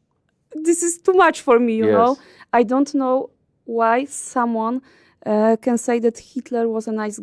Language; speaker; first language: English; non-native, learner; Polish